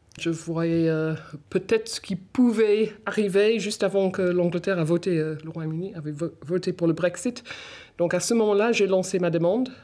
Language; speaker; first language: French; non-native, fluent; English